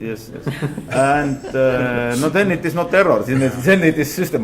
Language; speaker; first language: English; non-native, fluent; Estonian